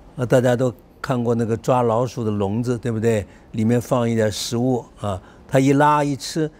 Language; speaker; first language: Chinese; native; Chinese